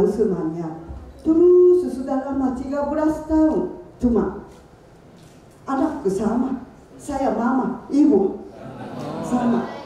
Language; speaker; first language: Indonesian; non-native, learner; Japanese